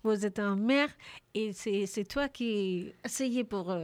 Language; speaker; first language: French; non-native, learner; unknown